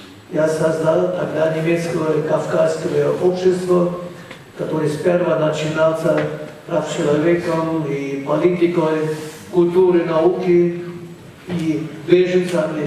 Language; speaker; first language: Russian; non-native, fluent; German